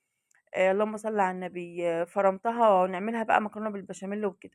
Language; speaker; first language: Arabic; native; Arabic